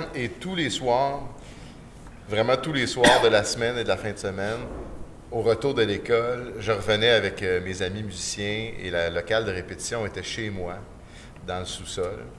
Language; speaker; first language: French; native; French